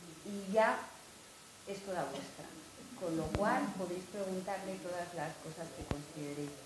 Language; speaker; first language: Spanish; native; Spanish